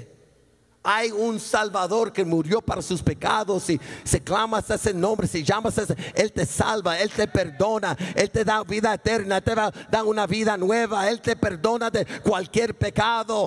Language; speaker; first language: Spanish; early bilingual, heritage; Spanish